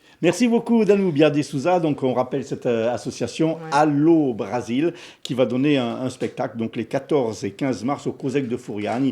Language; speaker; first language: French; native; French